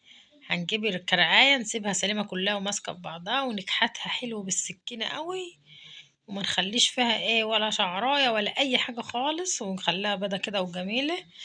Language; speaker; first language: Arabic; native; Arabic